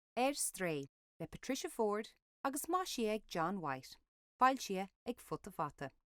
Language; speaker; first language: Irish; native; Irish